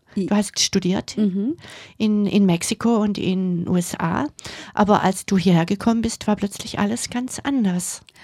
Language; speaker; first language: German; native; German